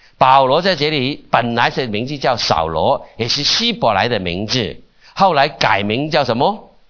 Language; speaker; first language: Chinese; non-native, local second language; Cantonese